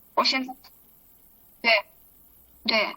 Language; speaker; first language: Chinese; non-native, learner; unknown